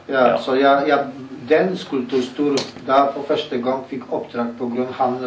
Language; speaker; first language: Norwegian; non-native, learner; Polish